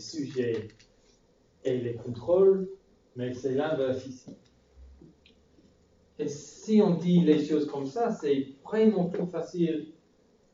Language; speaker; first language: French; non-native, fluent; English